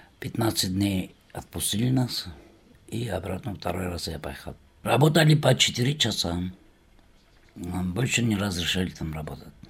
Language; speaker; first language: Russian; native; Russian